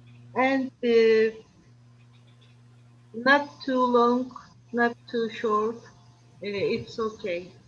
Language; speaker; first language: English; non-native, learner; Turkish